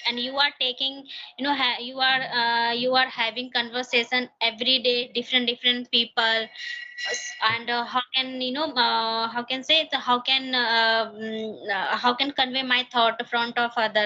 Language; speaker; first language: English; non-native, learner; Hindi